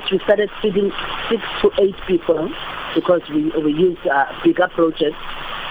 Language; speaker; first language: English; non-native, local second language; Afrikaans